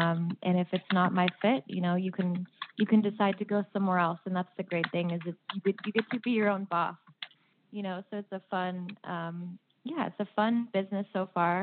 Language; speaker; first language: English; native; English